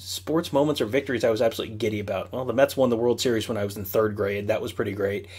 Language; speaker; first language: English; native; English